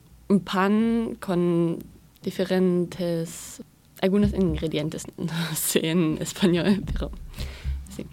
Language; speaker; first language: Spanish; non-native, learner; German